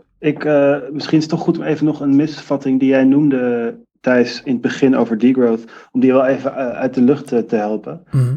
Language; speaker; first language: Dutch; native; Dutch